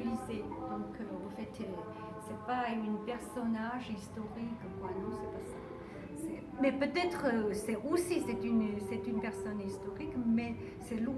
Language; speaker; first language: French; non-native, fluent; Chinese